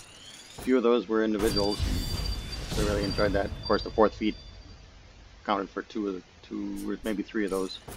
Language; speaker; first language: English; native; English